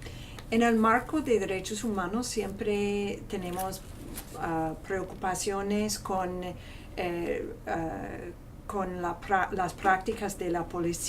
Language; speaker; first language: Spanish; non-native, fluent; English